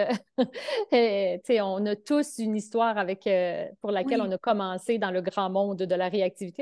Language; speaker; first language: French; native; French